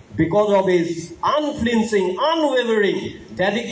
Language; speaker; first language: English; non-native, local second language; Assamese